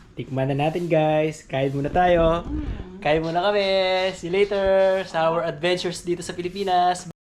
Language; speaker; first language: Filipino; non-native, local second language; Pampanga